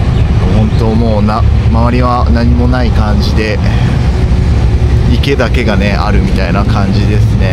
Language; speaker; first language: Japanese; native; Japanese